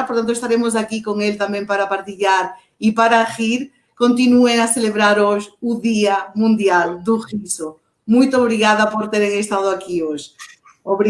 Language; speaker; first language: Portuguese; non-native, fluent; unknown